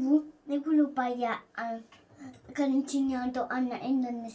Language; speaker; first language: Indonesian; early bilingual, heritage; Indonesian